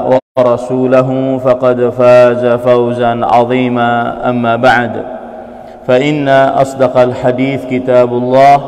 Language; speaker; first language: Arabic; non-native, fluent; Indonesian